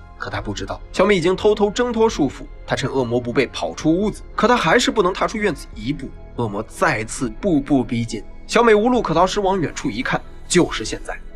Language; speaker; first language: Chinese; native; Chinese